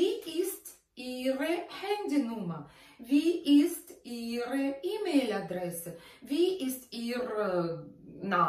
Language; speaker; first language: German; non-native, fluent; Russian